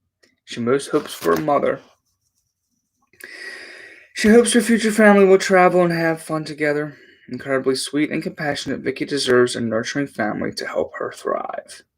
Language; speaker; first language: English; native; English